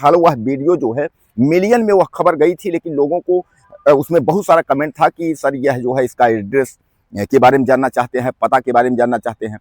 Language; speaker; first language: Hindi; native; Hindi